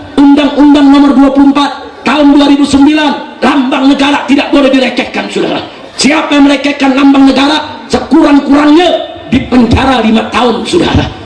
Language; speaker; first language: Indonesian; native; Indonesian